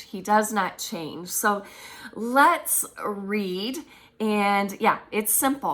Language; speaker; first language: English; native; English